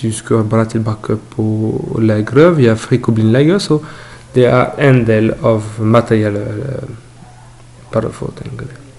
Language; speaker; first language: Norwegian; non-native, fluent; French